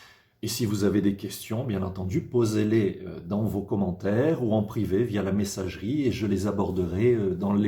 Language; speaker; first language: French; native; French